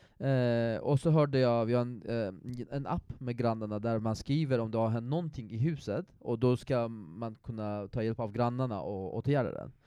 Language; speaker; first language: Swedish; non-native, fluent; Persian